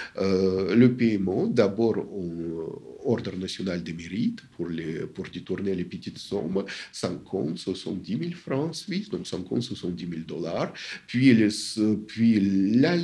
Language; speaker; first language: French; non-native, fluent; Russian